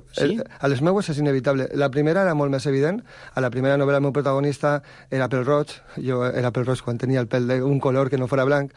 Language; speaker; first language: Catalan; native; Catalan